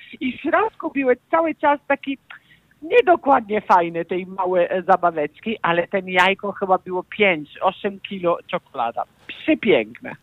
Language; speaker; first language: Polish; non-native, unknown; Italian